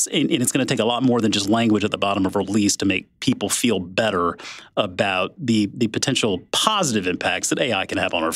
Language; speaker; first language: English; native; English